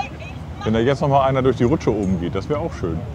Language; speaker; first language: German; native; German